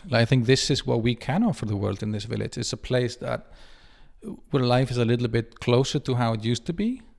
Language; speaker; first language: English; non-native, fluent; Icelandic